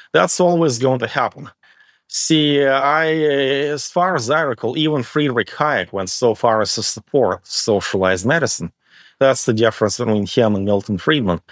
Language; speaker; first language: English; early bilingual, other home language; Russian